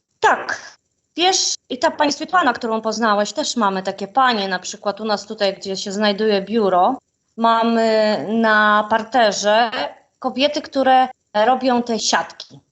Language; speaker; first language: Polish; non-native, fluent; Ukrainian